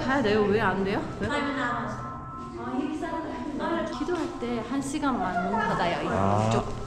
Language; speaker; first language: Korean; non-native, learner; Persian